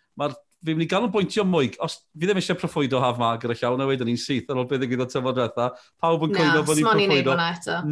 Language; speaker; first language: Welsh; native; Welsh